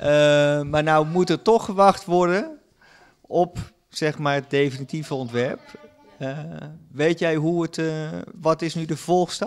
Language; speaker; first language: Dutch; native; Dutch